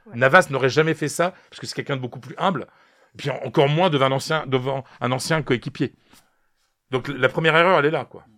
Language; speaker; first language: French; native; French